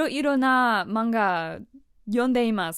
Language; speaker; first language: Japanese; non-native, learner; English